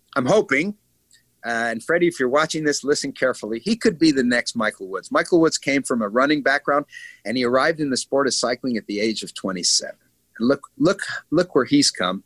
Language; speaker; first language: English; native; English